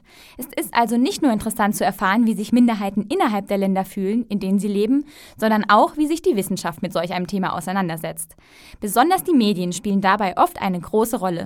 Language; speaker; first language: German; native; German